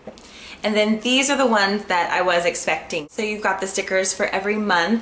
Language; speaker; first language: English; native; English